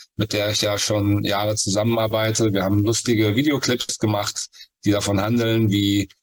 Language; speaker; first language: German; native; German